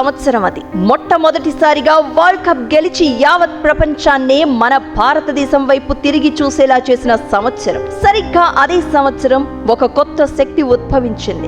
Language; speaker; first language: Telugu; native; Telugu